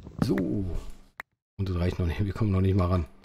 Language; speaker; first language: German; native; German